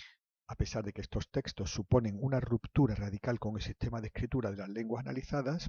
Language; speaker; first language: Spanish; native; Spanish